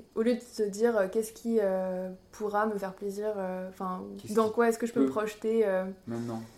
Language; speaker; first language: French; native; French